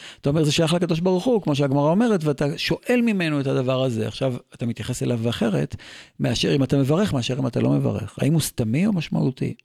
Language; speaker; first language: Hebrew; native; Hebrew